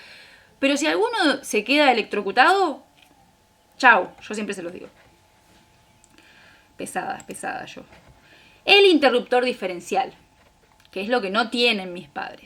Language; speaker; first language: Spanish; native; Spanish